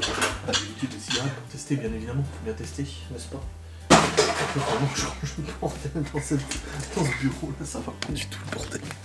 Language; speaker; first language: French; native; French